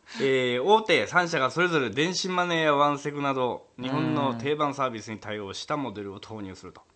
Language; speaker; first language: Japanese; native; Japanese